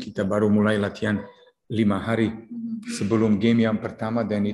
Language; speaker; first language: Indonesian; non-native, fluent; Serbian